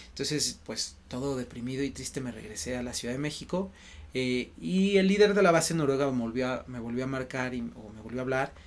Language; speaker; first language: Spanish; native; Spanish